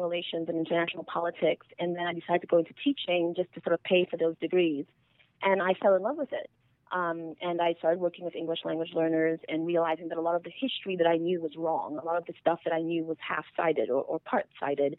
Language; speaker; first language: English; native; English